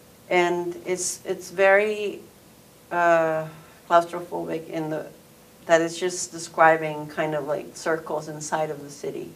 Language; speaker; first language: English; early bilingual, other home language; Spanish